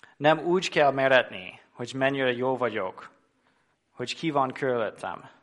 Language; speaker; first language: Hungarian; non-native, fluent; English